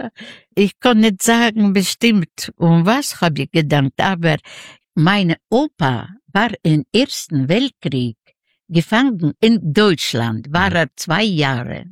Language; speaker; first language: German; non-native, learner; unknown